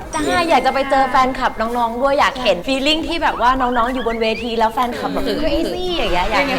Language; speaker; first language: Thai; native; Thai